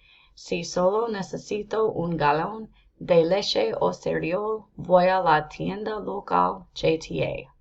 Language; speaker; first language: Spanish; non-native, learner; English